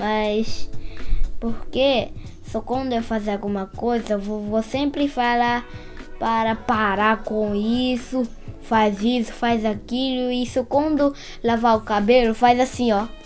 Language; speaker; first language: Portuguese; early bilingual, heritage; Portuguese